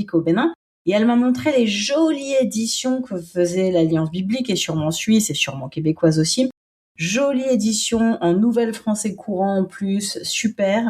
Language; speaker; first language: French; native; French